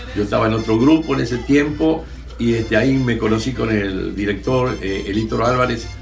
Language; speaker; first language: Spanish; native; Spanish